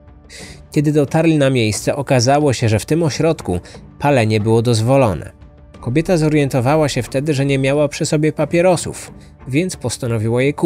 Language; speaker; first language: Polish; native; Polish